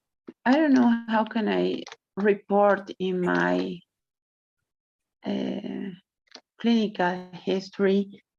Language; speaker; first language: English; non-native, learner; Spanish